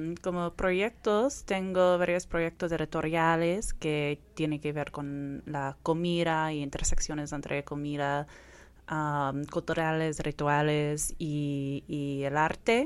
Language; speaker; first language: Spanish; non-native, fluent; English